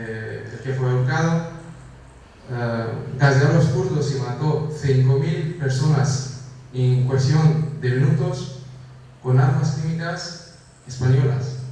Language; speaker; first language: Spanish; non-native, fluent; Kurdish